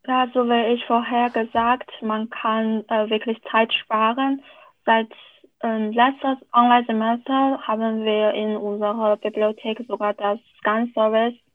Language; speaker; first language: German; non-native, fluent; Chinese